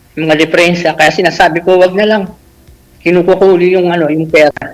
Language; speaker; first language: Filipino; native; Filipino